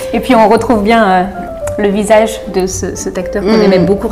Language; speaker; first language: French; native; French